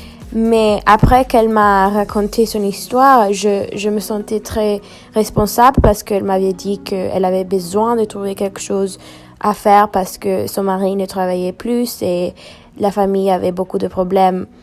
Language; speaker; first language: French; non-native, fluent; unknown